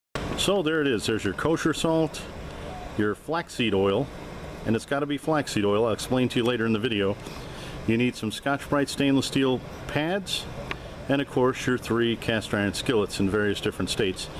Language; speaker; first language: English; native; English